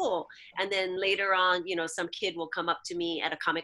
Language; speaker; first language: English; early bilingual, other home language; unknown